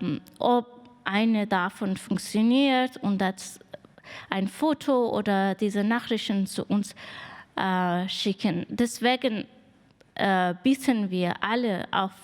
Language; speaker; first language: German; non-native, fluent; Persian